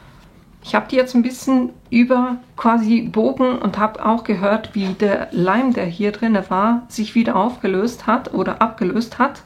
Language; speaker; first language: German; native; German